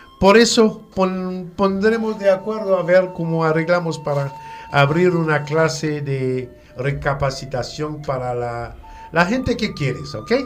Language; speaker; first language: Spanish; non-native, fluent; French